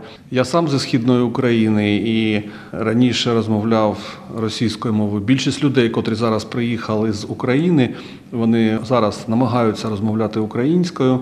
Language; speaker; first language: Ukrainian; non-native, local second language; Russian